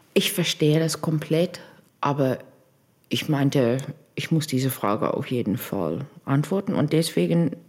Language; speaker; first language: German; non-native, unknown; English